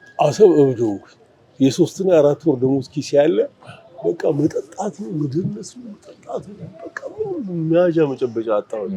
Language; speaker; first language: Amharic; native; Amharic